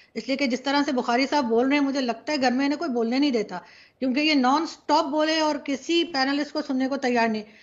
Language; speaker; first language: Urdu; native; Urdu